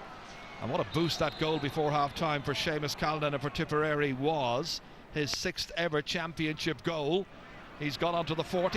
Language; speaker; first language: English; native; English